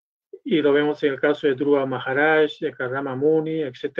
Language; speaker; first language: Spanish; native; Spanish